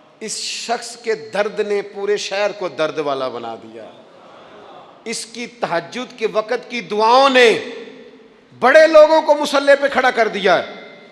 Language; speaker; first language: Urdu; non-native, local second language; Punjabi